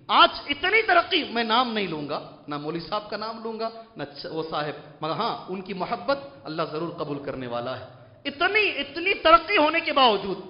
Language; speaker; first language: Urdu; native; Urdu